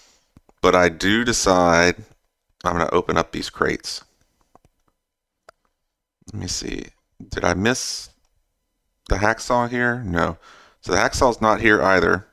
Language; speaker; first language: English; native; English